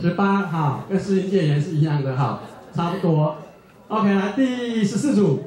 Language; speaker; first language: Chinese; native; Chinese